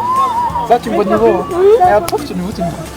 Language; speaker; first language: French; native; French